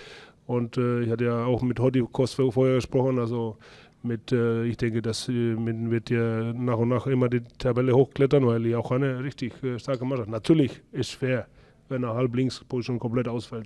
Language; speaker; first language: German; non-native, fluent; Icelandic